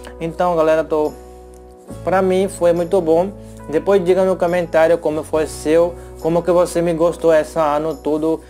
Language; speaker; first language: Portuguese; non-native, learner; Hindi